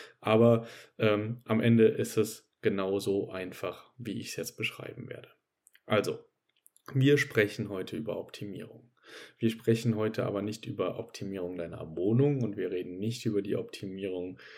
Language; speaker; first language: German; native; German